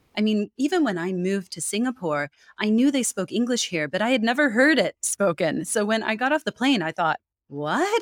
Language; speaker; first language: English; native; English